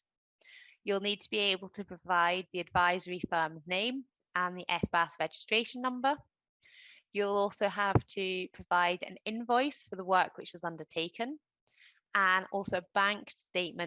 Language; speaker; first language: English; native; English